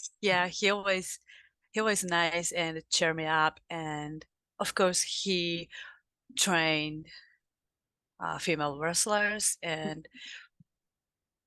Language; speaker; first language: English; non-native, learner; Japanese